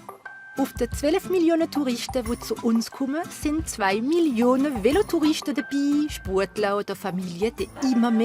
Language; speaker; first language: German; non-native, local second language; French